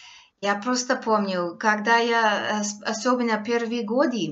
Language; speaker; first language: Russian; non-native, fluent; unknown